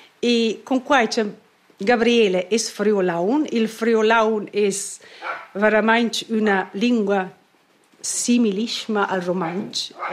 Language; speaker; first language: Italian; non-native, local second language; Romansh